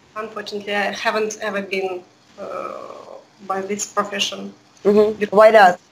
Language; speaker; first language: English; non-native, learner; Russian